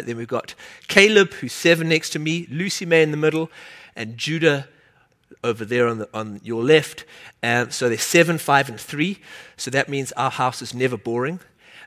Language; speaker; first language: English; native; English